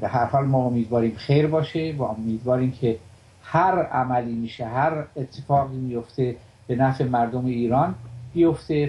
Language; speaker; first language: Persian; native; Persian